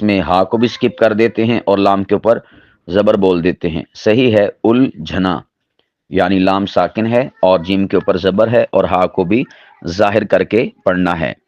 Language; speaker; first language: Urdu; non-native, local second language; Punjabi